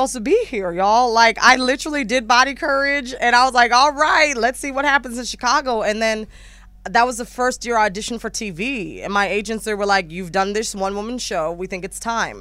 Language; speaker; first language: English; native; English